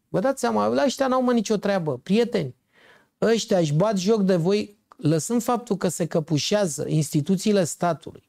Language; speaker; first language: Romanian; native; Romanian